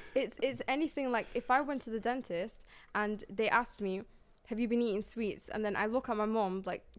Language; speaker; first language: English; native; English